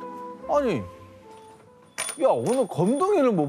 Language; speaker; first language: Korean; native; Korean